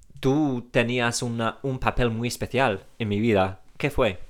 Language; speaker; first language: Spanish; non-native, fluent; English